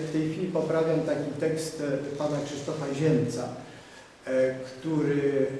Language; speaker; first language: Polish; native; Polish